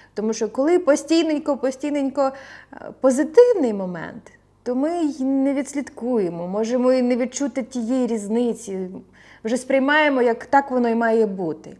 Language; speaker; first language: Ukrainian; non-native, local second language; Russian